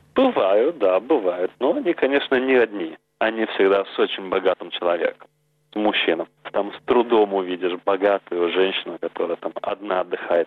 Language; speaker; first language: Russian; early bilingual, heritage; Russian